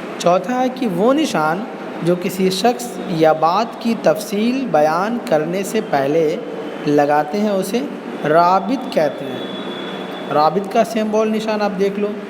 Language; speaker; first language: Urdu; native; Urdu